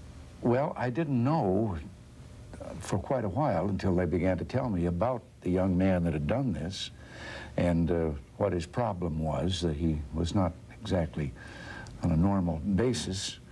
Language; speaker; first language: English; native; English